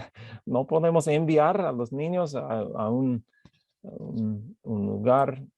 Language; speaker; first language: Spanish; non-native, fluent; English